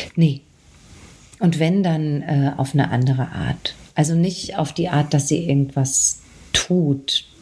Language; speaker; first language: German; native; German